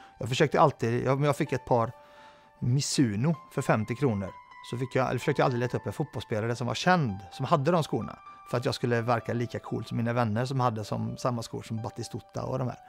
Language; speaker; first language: Swedish; early bilingual, other home language; Arabic